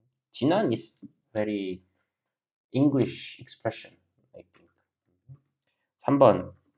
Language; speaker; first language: English; non-native, fluent; Korean